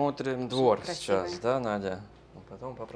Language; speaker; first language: Russian; non-native, learner; English